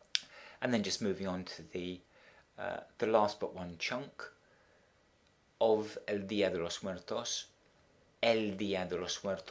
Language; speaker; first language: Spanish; non-native, fluent; English